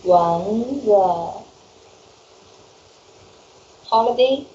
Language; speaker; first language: English; non-native, learner; Chinese